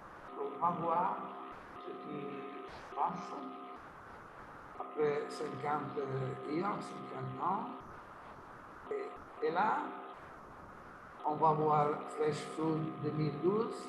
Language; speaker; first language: French; non-native, learner; Italian